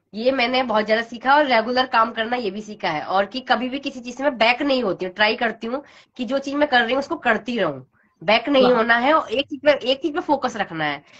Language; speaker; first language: Hindi; native; Hindi